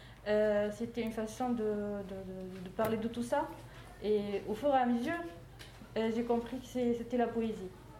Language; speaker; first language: French; non-native, fluent; Arabic